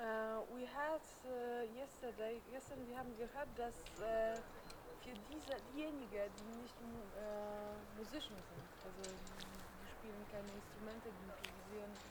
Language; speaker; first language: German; non-native, learner; Polish